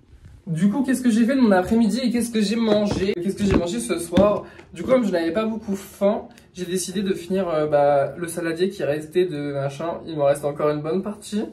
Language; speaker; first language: French; native; French